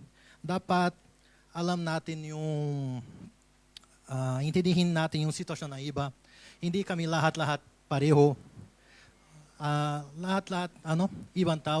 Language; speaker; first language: Filipino; non-native, learner; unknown